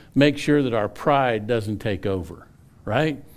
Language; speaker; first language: English; native; English